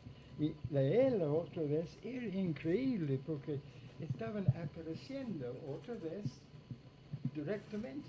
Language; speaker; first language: Spanish; non-native, fluent; English